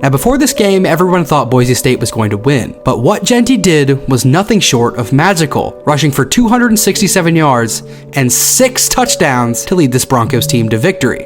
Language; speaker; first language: English; native; English